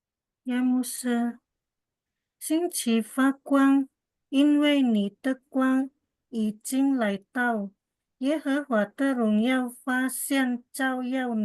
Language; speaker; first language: Chinese; non-native, learner; Indonesian